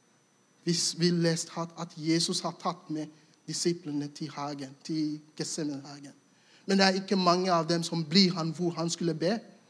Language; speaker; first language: Norwegian; non-native, fluent; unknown